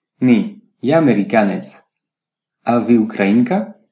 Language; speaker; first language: Ukrainian; non-native, learner; English